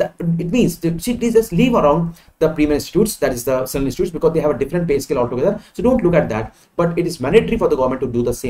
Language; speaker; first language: English; non-native, local second language; Hindi